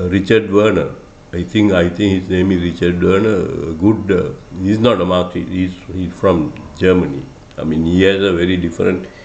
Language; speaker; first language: English; non-native, local second language; Sinhala